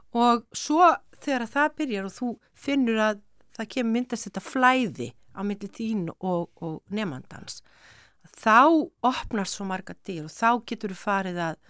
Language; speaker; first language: Icelandic; native; Icelandic